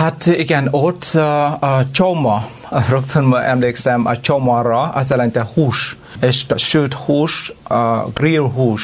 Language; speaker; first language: Hungarian; non-native, learner; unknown